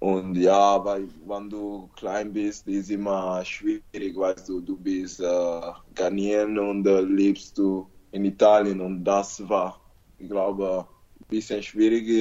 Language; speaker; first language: German; non-native, learner; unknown